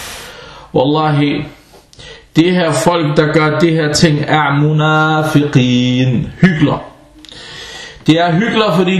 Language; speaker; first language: Danish; non-native, fluent; Arabic